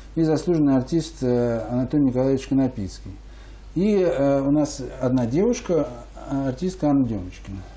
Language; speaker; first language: Russian; native; Russian